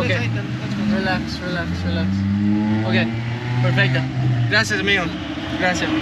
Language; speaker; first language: Spanish; non-native, learner; English